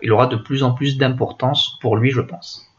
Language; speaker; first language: French; native; French